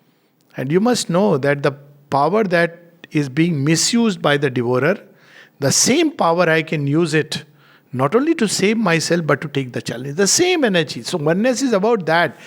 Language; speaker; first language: English; non-native, local second language; Hindi